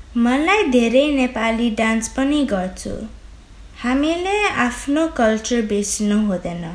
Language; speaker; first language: Nepali; early bilingual, heritage; Nepali